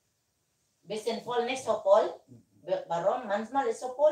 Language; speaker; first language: German; non-native, learner; Filipino